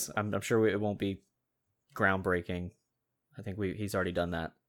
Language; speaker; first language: English; native; English